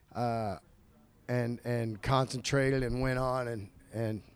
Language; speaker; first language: English; native; English